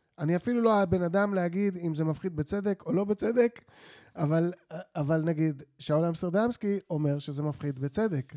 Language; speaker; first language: Hebrew; native; Hebrew